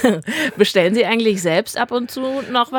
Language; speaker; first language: German; native; German